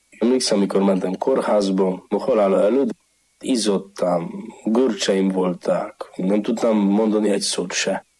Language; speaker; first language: Hungarian; non-native, fluent; Polish